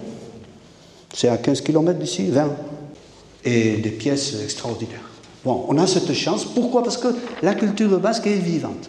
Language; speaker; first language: French; native; French